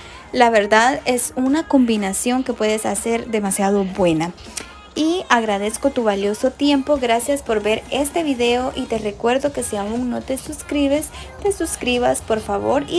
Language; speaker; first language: Spanish; native; Spanish